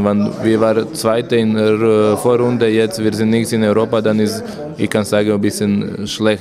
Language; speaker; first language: German; non-native, learner; Croatian